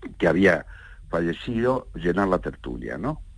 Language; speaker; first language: Spanish; native; Spanish